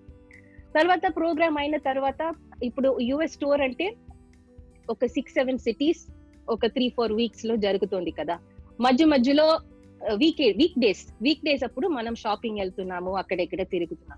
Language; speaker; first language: Telugu; non-native, local second language; Tamil